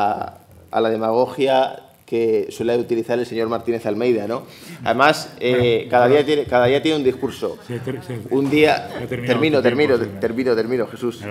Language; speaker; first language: Spanish; native; Spanish